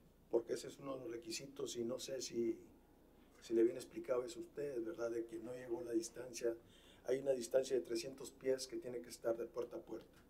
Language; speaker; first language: Spanish; early bilingual, heritage; Spanish